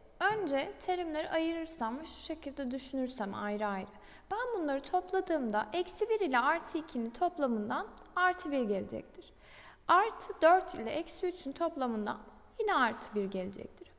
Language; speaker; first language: Turkish; native; Turkish